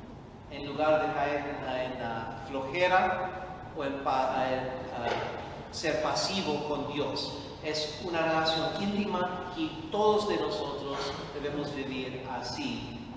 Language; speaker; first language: Spanish; non-native, fluent; English